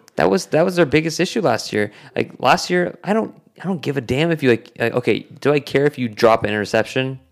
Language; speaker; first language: English; native; English